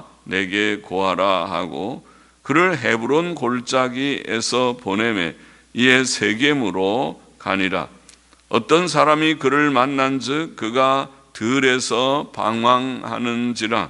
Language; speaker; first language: Korean; native; Korean